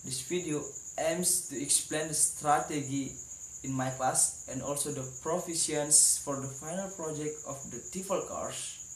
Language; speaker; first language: English; non-native, learner; Indonesian